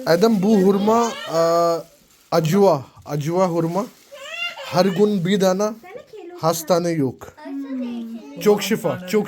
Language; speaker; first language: Turkish; non-native, learner; Urdu